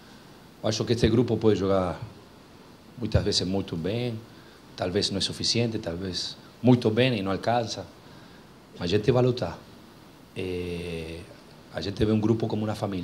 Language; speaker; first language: Portuguese; non-native, fluent; Spanish